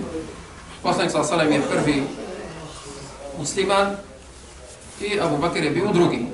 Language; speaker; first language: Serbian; non-native, fluent; Arabic